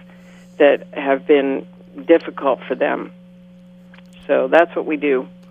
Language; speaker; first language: English; native; English